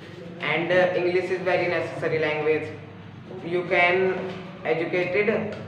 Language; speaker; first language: English; non-native, learner; Hindi